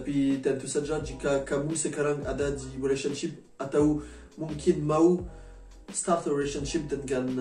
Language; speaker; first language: Indonesian; non-native, learner; French